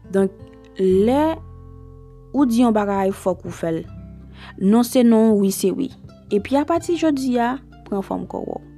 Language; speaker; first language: French; non-native, local second language; Haitian Creole